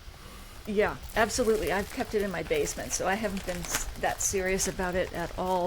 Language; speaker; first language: English; native; English